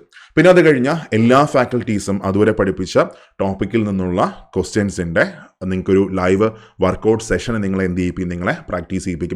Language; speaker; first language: Malayalam; native; Malayalam